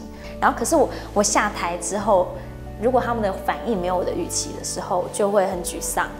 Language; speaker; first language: Chinese; native; Chinese